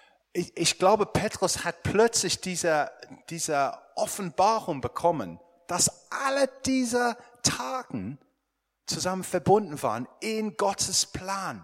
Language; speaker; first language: German; non-native, fluent; English